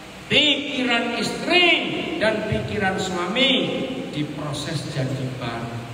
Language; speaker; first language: Indonesian; native; Indonesian